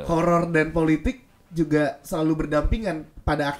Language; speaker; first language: Indonesian; native; Indonesian